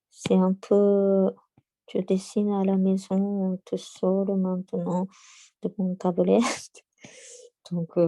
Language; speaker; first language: French; non-native, learner; Japanese